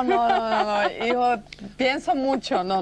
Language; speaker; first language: Italian; non-native, learner; Spanish